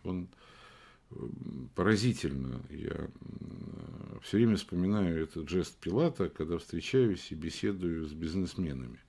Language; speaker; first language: Russian; native; Russian